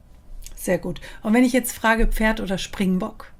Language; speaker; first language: German; native; German